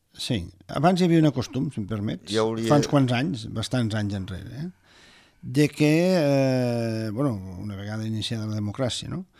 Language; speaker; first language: Catalan; native; Catalan